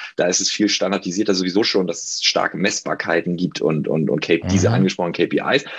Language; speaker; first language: German; native; German